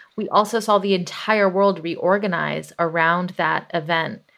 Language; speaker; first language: English; native; English